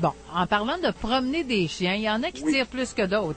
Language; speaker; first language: French; native; French